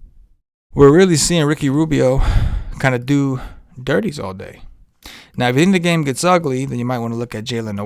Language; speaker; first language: English; native; English